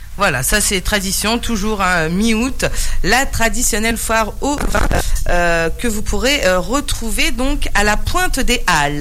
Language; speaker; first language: French; native; French